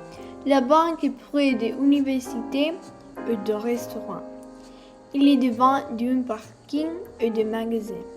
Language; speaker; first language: French; non-native, learner; Spanish